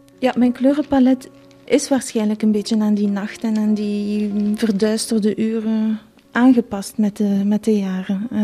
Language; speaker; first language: Dutch; non-native, local second language; French